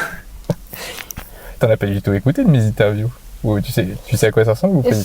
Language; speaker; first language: French; native; French